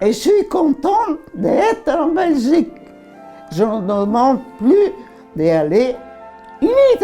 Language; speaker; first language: French; non-native, learner; Italian